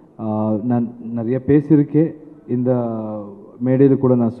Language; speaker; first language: Tamil; non-native, learner; Kannada